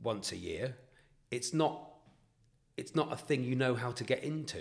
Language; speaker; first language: English; native; English